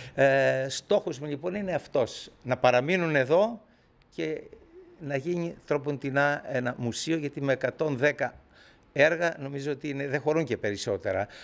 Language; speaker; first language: Greek; native; Greek